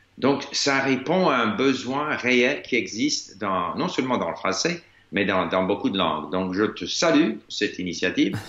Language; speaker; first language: French; non-native, fluent; English